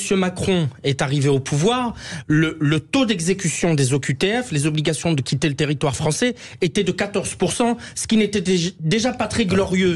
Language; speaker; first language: French; native; French